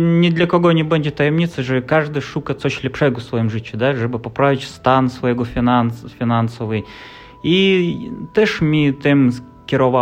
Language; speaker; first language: Polish; non-native, learner; Russian